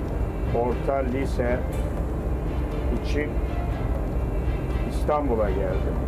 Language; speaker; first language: Turkish; native; Turkish